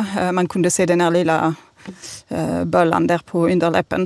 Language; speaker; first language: Swedish; non-native, fluent; French